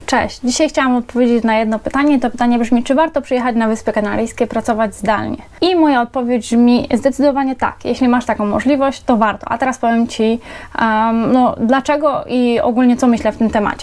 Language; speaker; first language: Polish; native; Polish